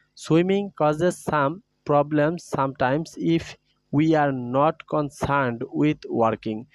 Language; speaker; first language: English; non-native, local second language; Bangla